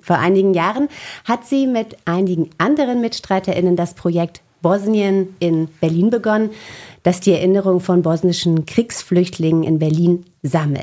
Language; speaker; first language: German; native; German